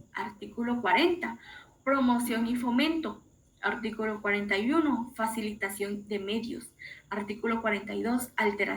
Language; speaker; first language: Spanish; native; Spanish